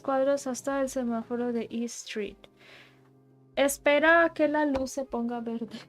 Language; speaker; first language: Spanish; early bilingual, heritage; Spanish